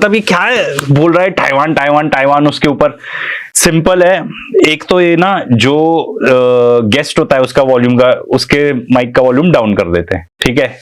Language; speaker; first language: Urdu; native; Urdu